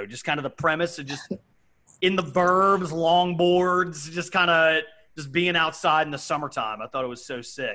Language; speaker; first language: English; native; English